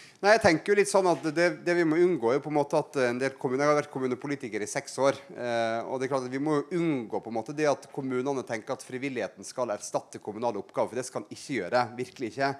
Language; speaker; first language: Norwegian; native; Norwegian